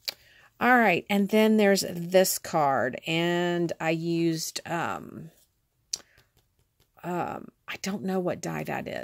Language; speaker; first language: English; native; English